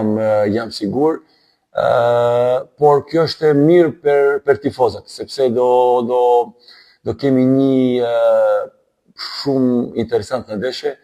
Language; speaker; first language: Albanian; non-native, learner; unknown